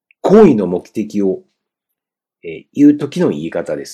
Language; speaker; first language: Japanese; non-native, fluent; Chinese